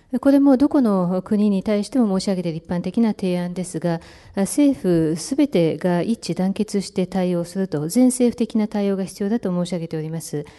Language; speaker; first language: Japanese; native; Japanese